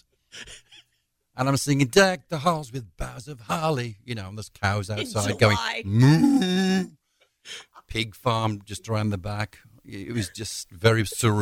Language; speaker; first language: English; native; English